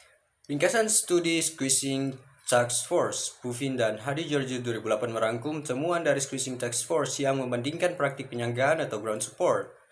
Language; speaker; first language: Indonesian; native; Indonesian